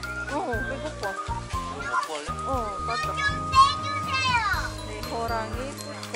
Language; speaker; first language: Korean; non-native, fluent; Indonesian